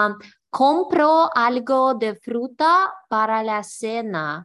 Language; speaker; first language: Spanish; non-native, learner; English